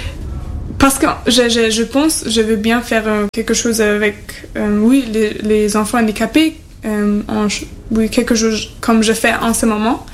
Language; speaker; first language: French; non-native, fluent; German